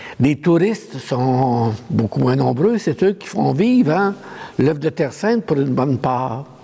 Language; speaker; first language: French; native; French